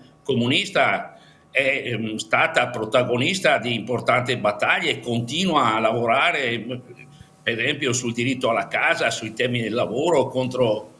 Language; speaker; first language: Italian; native; Italian